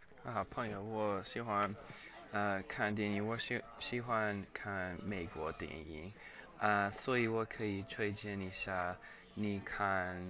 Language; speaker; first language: Chinese; non-native, learner; English